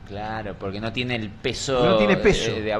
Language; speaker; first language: Spanish; native; Spanish